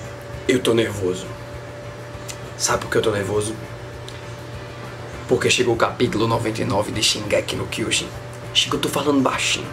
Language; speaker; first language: Portuguese; native; Portuguese